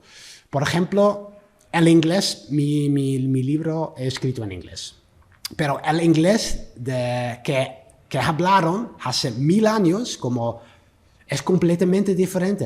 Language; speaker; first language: Spanish; non-native, learner; Dutch